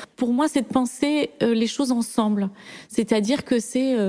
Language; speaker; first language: French; native; French